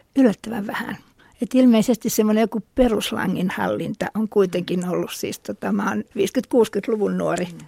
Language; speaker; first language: Finnish; native; Finnish